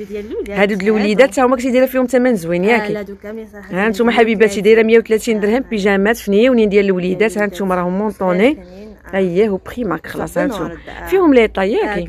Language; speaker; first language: Arabic; native; Arabic